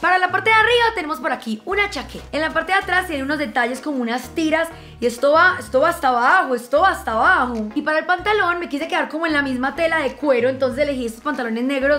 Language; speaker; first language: Spanish; native; Spanish